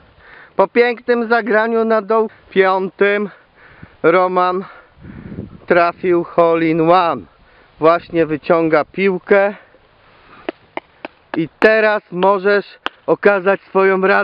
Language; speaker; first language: Polish; native; Polish